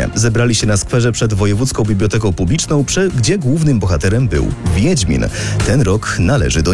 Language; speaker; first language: Polish; native; Polish